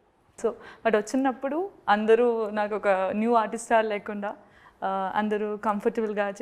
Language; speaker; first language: Telugu; non-native, learner; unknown